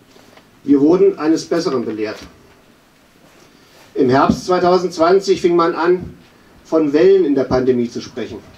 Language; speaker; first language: German; native; German